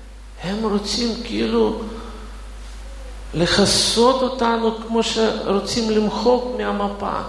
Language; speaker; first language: Hebrew; non-native, fluent; Russian